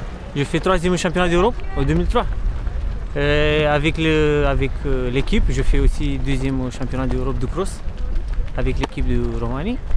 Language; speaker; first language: French; non-native, learner; Romanian